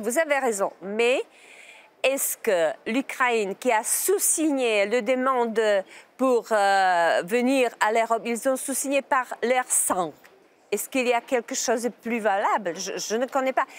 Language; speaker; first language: French; non-native, learner; Czech